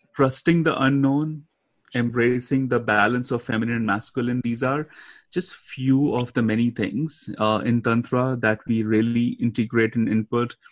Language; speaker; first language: English; non-native, local second language; Hindi